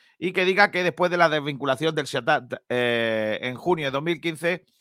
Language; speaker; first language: Spanish; native; Spanish